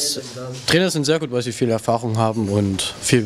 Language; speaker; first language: German; early bilingual, other home language; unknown